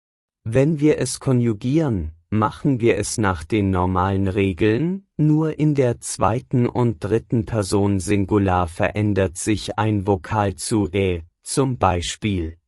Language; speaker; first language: German; non-native, fluent; Persian